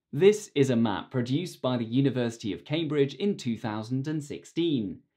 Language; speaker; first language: English; native; English